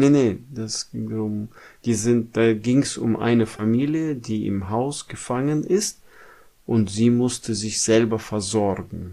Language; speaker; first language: German; non-native, fluent; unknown